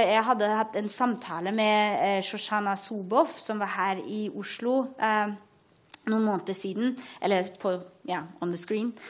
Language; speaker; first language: Norwegian; non-native, fluent; German